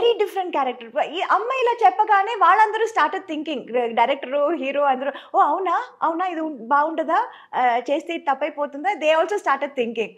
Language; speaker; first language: Telugu; non-native, local second language; Tamil